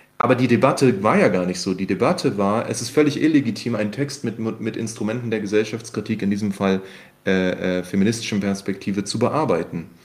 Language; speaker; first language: German; native; German